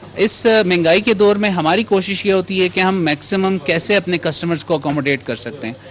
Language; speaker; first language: Urdu; non-native, local second language; Pashto